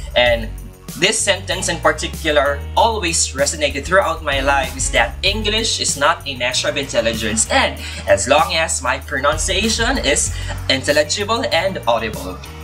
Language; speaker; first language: English; non-native, local second language; Waray